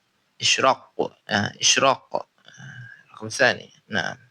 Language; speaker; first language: Arabic; non-native, fluent; Indonesian